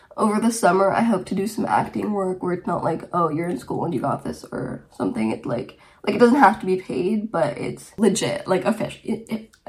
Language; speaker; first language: English; early bilingual, other home language; Romanian